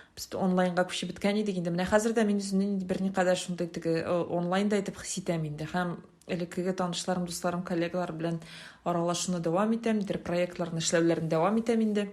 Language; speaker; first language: Tatar; native; Tatar